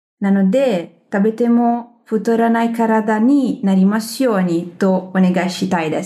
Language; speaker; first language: Japanese; non-native, learner; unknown